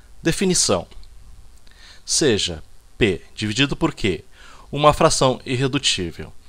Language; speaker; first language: Portuguese; native; Portuguese